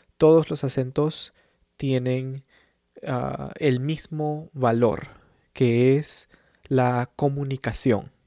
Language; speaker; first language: Spanish; native; Spanish